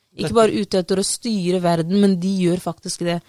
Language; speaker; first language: Norwegian; non-native, fluent; Somali